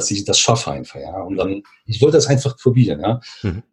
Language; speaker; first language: German; non-native, learner; Polish